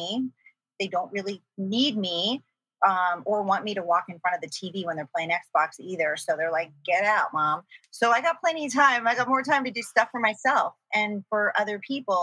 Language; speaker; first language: English; native; English